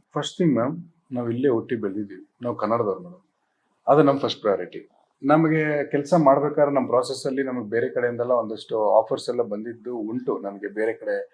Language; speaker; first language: Kannada; native; Kannada